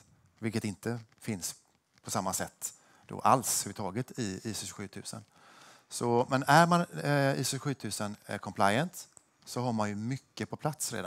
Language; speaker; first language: Swedish; native; Swedish